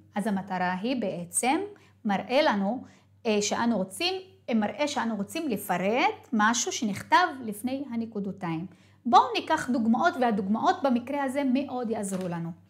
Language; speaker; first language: Hebrew; non-native, local second language; Arabic